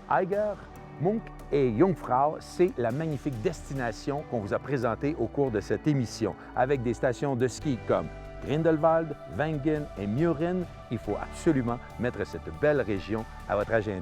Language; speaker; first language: French; native; French